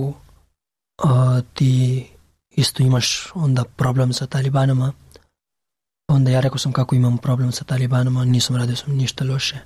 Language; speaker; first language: Serbian; non-native, learner; Pashto